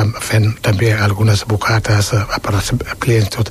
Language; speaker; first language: Catalan; non-native, fluent; Wolof